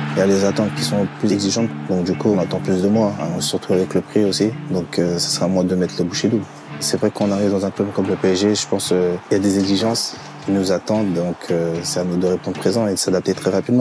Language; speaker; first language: French; native; French